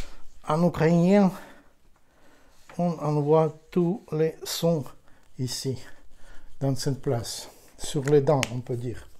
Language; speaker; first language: French; non-native, fluent; Ukrainian